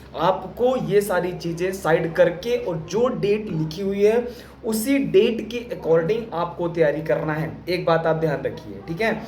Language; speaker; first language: Hindi; native; Hindi